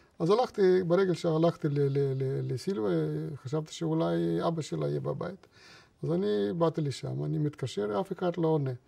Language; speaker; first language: Hebrew; non-native, fluent; Russian